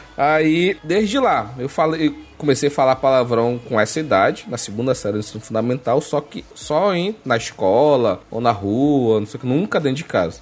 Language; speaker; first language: Portuguese; native; Portuguese